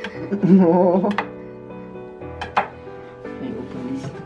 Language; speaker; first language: English; non-native, learner; Turkish